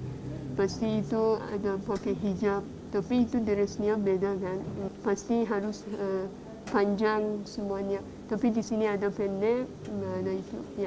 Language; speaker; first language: Indonesian; non-native, fluent; Persian